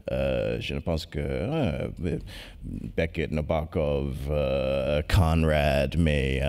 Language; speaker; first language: French; non-native, fluent; English